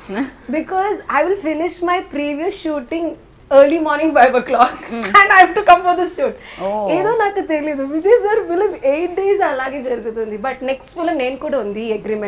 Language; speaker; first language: Telugu; non-native, learner; Malayalam